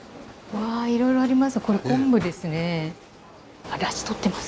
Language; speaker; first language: Japanese; non-native, fluent; Vietnamese